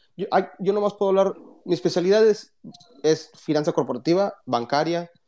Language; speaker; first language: Spanish; early bilingual, heritage; Spanish